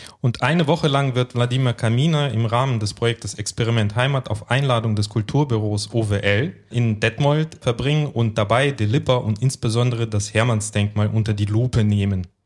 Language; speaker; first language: German; early bilingual, other home language; Russian